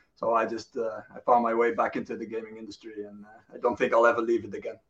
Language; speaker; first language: English; non-native, fluent; Dutch